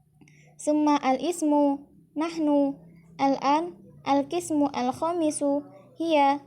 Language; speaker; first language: Arabic; non-native, learner; Indonesian